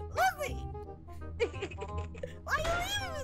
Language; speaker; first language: English; native; English